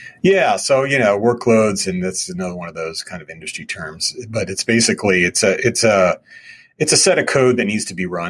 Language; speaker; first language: English; native; English